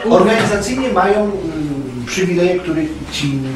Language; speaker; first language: Polish; native; Polish